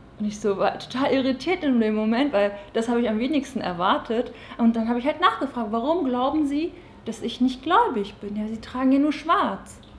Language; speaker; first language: German; early bilingual, other home language; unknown